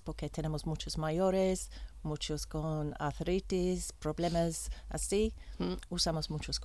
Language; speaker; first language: Spanish; non-native, learner; English